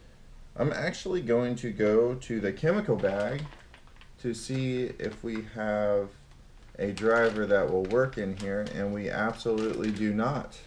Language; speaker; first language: English; native; English